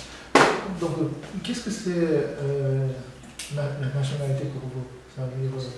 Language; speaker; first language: French; non-native, learner; Korean